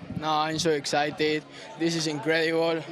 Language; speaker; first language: English; non-native, learner; Spanish